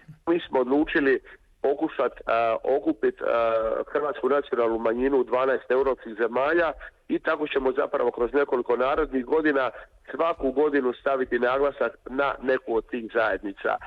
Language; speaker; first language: Serbian; native; Serbian